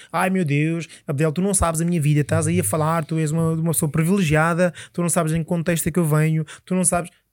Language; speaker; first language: Portuguese; early bilingual, other home language; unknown